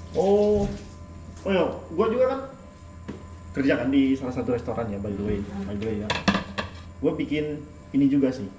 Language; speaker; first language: Indonesian; native; Indonesian